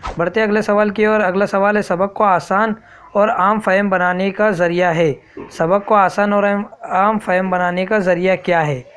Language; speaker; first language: Urdu; native; Urdu